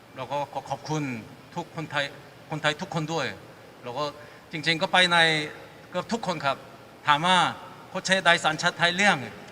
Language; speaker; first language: Thai; non-native, fluent; Korean